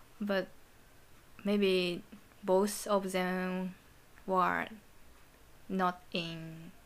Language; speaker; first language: English; non-native, learner; Japanese